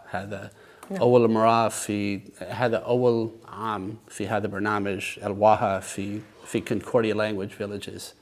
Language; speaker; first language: Arabic; non-native, learner; English